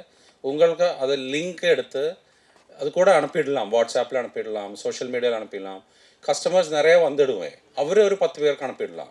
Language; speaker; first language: Tamil; non-native, fluent; Malayalam